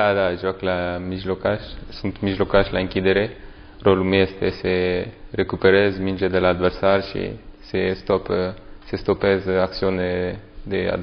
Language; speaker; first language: Romanian; non-native, learner; French